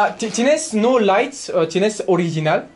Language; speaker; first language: Spanish; non-native, learner; French